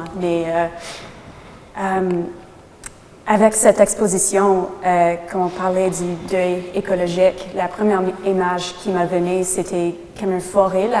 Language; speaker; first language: French; non-native, local second language; English